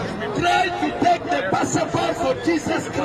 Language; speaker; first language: English; non-native, learner; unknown